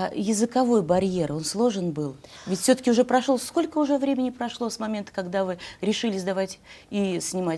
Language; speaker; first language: Russian; native; Russian